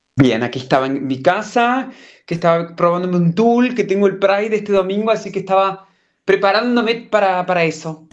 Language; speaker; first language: Spanish; native; Spanish